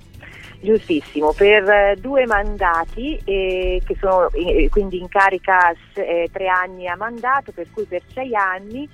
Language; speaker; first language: Italian; native; Italian